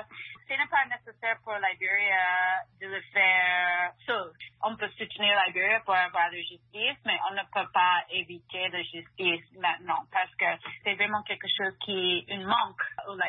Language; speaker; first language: French; non-native, fluent; English